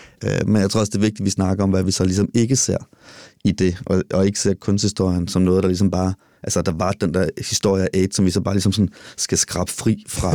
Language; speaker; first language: Danish; native; Danish